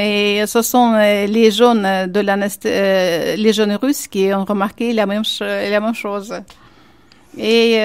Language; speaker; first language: French; non-native, fluent; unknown